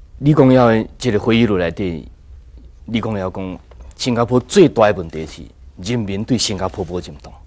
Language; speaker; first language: Chinese; non-native, local second language; Min Nan Chinese